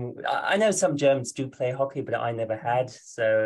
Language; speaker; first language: English; non-native, fluent; German